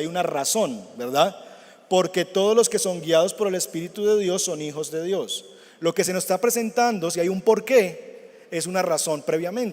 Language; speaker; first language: Spanish; native; Spanish